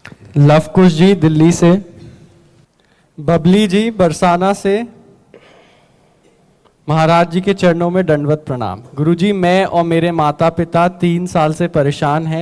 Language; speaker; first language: Hindi; native; Hindi